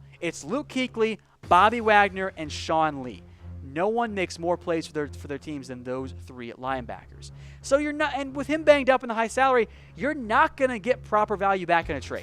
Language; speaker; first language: English; native; English